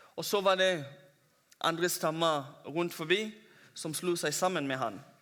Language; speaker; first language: Norwegian; non-native, fluent; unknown